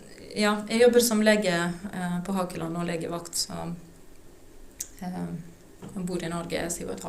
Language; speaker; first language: Norwegian; non-native, fluent; Ukrainian